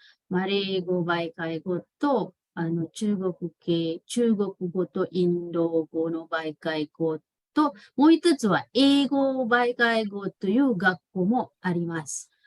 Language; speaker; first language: Japanese; non-native, fluent; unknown